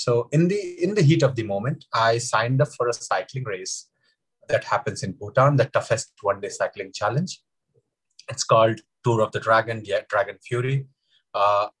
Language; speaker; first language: English; non-native, local second language; Hindi